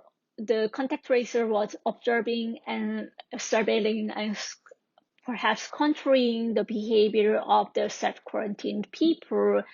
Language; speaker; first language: English; non-native, fluent; Korean